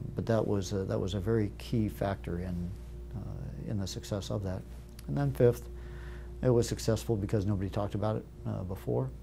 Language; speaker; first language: English; native; English